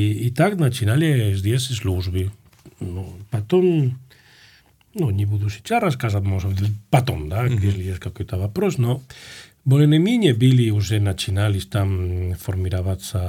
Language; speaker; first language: Russian; non-native, fluent; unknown